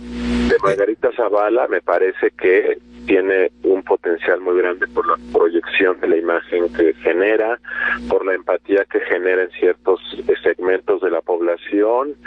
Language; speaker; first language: Spanish; native; Spanish